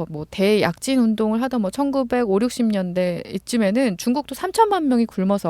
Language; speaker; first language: Korean; native; Korean